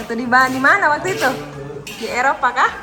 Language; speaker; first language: Indonesian; native; Indonesian